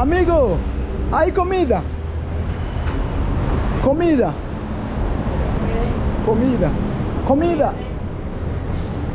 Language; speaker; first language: Spanish; non-native, learner; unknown